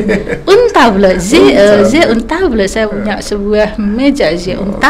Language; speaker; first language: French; non-native, learner; Indonesian